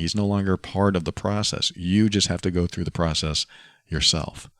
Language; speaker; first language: English; native; English